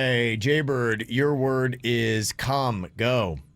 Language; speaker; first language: English; native; English